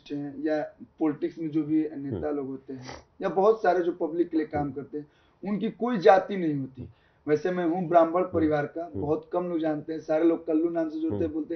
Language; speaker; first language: Hindi; native; Hindi